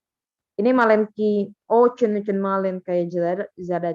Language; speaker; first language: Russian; non-native, fluent; Indonesian